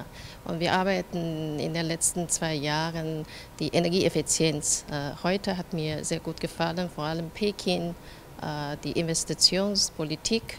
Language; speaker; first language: German; non-native, fluent; Chinese